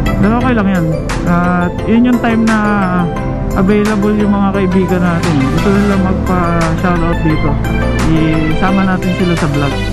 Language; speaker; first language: Filipino; native; Filipino